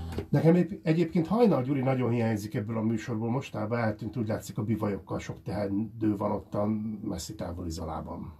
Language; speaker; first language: Hungarian; native; Hungarian